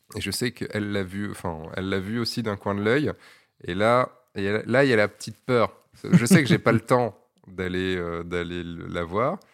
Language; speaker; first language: French; native; French